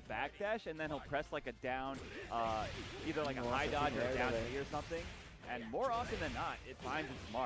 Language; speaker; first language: English; native; English